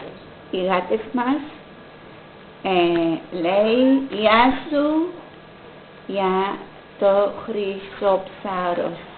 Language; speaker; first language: Greek; non-native, learner; English